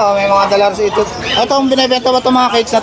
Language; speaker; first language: Filipino; native; Filipino